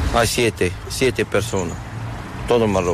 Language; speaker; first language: Spanish; non-native, learner; Arabic